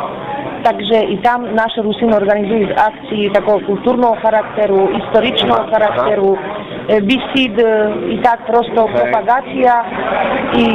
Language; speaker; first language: Slovak; non-native, local second language; Rusyn